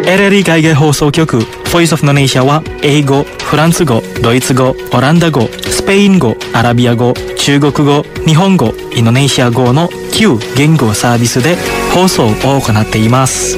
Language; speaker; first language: Japanese; non-native, fluent; Indonesian